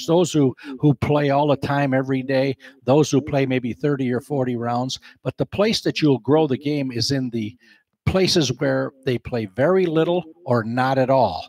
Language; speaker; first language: English; native; English